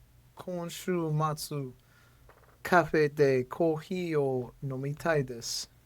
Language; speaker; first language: Japanese; non-native, learner; English